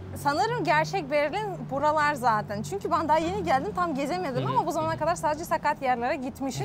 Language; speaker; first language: Turkish; non-native, fluent; Russian